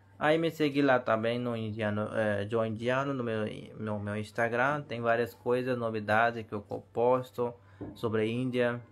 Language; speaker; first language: Portuguese; non-native, learner; Hindi